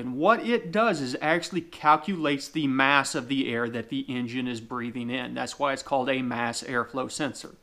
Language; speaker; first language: English; native; English